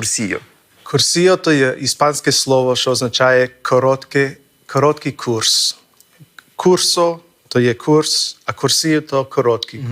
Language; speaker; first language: Ukrainian; non-native, fluent; English